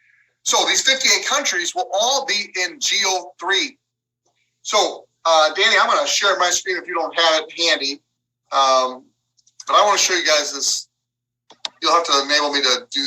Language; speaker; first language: English; native; English